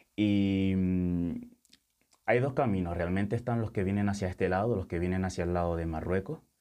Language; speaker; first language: Spanish; early bilingual, other home language; Wolof